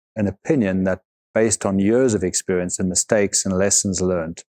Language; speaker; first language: English; native; English